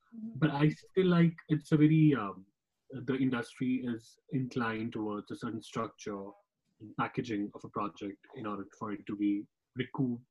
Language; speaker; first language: English; non-native, local second language; Kashmiri